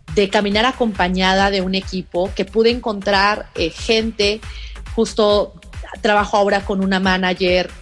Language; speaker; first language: Spanish; native; Spanish